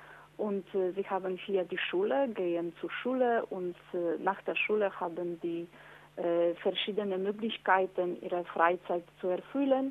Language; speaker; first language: German; non-native, learner; Polish